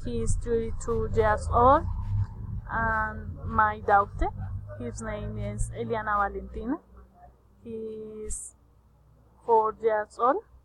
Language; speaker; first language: English; non-native, learner; Spanish